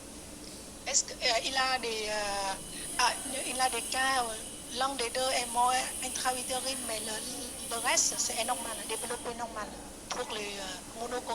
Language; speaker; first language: French; non-native, learner; Vietnamese